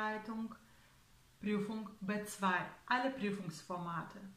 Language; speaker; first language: German; non-native, fluent; Russian